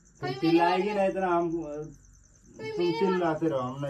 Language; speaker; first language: Hindi; native; Hindi